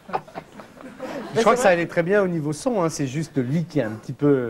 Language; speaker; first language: French; native; French